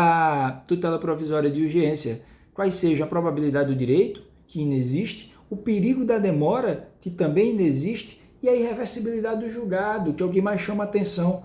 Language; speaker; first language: Portuguese; native; Portuguese